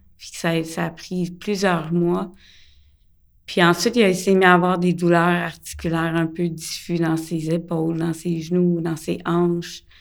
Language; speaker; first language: French; early bilingual, other home language; English